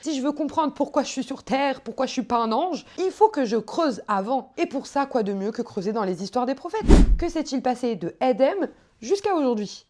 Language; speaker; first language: French; native; French